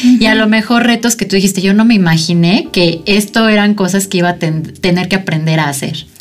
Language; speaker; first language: Spanish; native; Spanish